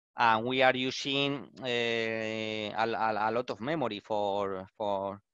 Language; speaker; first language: English; non-native, learner; Spanish